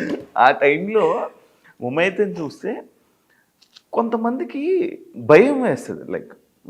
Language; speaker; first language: Telugu; native; Telugu